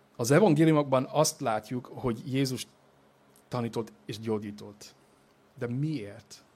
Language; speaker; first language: Hungarian; non-native, fluent; English